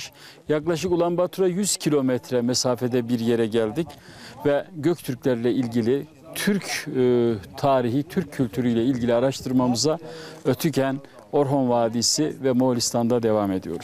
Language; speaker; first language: Turkish; native; Turkish